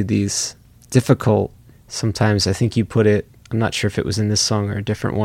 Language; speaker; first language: English; native; English